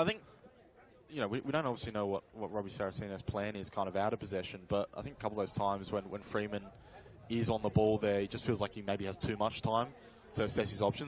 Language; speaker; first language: English; native; English